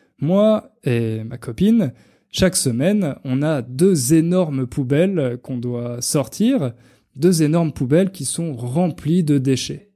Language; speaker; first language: French; native; French